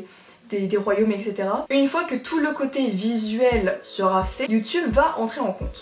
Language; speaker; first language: French; native; French